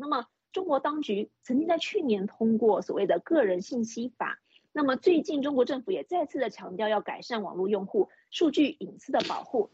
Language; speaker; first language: Chinese; native; Chinese